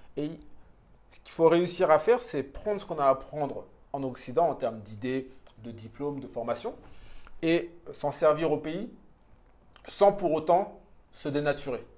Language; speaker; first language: French; early bilingual, other home language; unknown